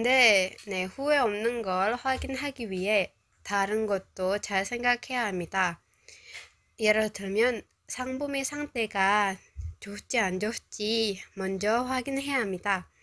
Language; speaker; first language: Korean; non-native, learner; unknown